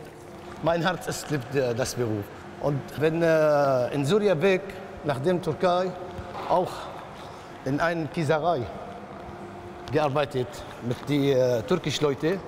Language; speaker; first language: German; non-native, learner; Arabic